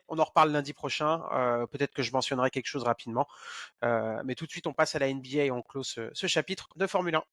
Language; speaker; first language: French; native; French